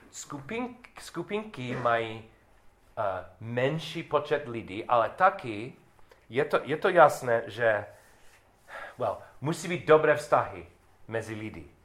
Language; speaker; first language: Czech; non-native, learner; English